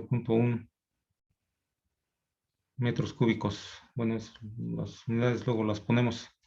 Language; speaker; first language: Spanish; native; Spanish